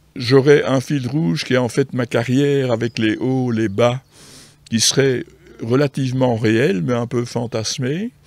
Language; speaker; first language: French; native; French